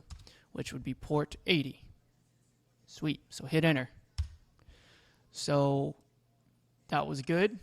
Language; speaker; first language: English; native; English